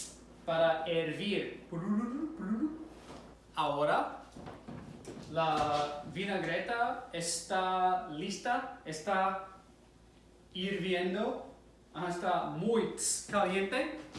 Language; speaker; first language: Spanish; non-native, fluent; English